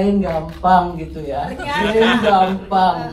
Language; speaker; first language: Indonesian; non-native, local second language; Sundanese